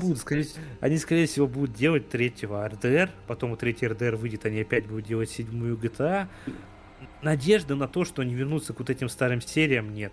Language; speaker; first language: Russian; native; Russian